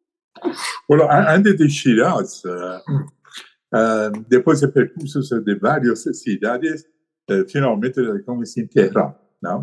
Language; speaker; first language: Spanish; non-native, fluent; Persian